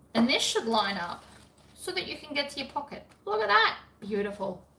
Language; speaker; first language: English; native; English